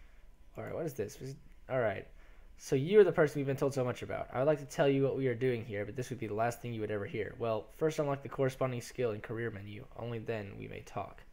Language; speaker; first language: English; native; English